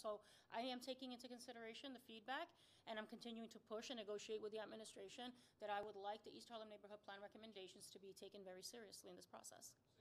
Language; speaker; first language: English; early bilingual, other home language; Spanish